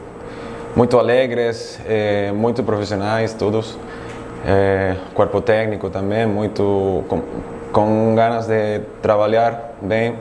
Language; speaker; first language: Portuguese; non-native, fluent; Spanish